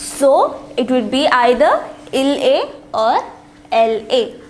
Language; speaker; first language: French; non-native, fluent; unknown